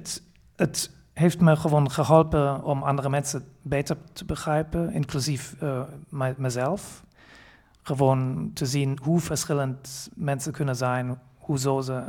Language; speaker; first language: Dutch; non-native, fluent; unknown